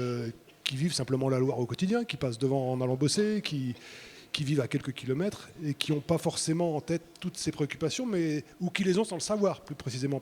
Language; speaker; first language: French; native; French